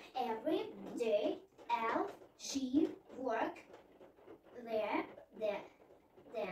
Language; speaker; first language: English; non-native, learner; Russian